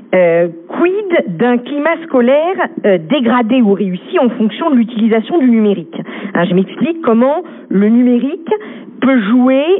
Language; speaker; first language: French; native; French